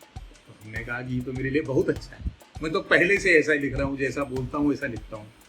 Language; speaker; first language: Hindi; native; Hindi